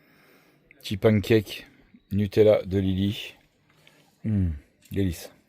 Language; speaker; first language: French; native; French